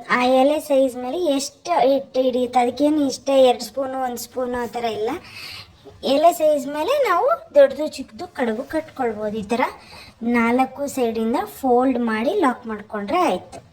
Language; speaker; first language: Kannada; non-native, local second language; Tulu